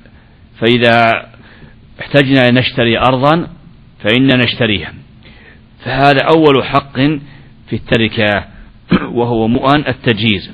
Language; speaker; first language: Arabic; native; Arabic